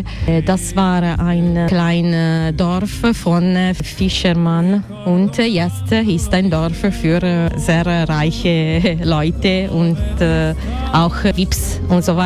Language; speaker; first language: German; non-native, fluent; Italian